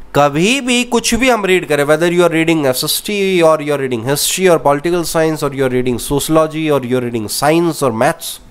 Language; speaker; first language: Hindi; native; Hindi